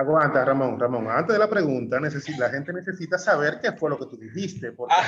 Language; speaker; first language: Spanish; native; Spanish